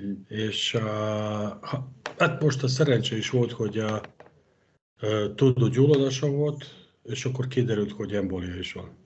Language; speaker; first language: Hungarian; non-native, fluent; Serbian